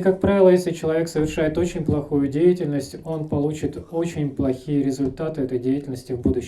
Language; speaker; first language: Russian; native; Russian